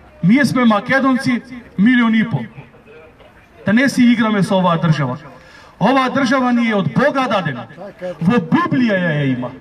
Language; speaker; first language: Macedonian; native; Macedonian